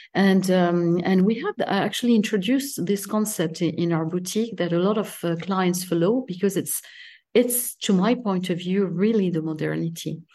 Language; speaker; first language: English; non-native, fluent; French